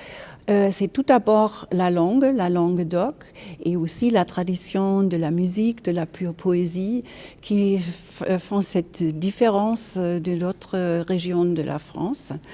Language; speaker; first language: French; non-native, fluent; German